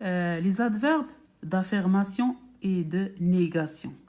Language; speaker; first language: French; non-native, local second language; Arabic